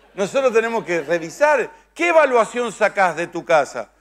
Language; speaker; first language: Spanish; native; Spanish